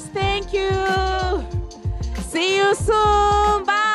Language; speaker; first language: English; non-native, learner; Japanese